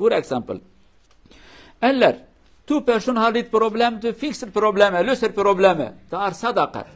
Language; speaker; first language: Swedish; non-native, learner; Kurdish